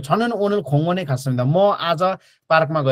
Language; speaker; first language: Korean; non-native, learner; Nepali